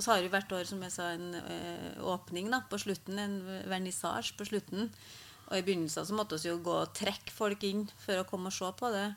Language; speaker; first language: Norwegian; native; Norwegian